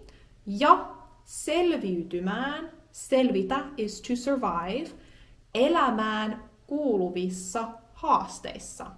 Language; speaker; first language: Finnish; native; Finnish